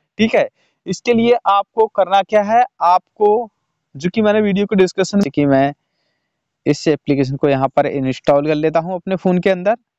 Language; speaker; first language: Hindi; native; Hindi